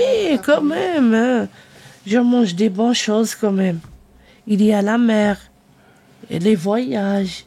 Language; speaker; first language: French; non-native, learner; Arabic